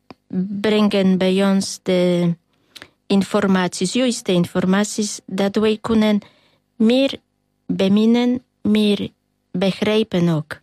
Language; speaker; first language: Dutch; non-native, fluent; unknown